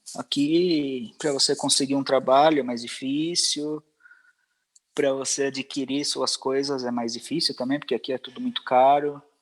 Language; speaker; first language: Portuguese; native; Portuguese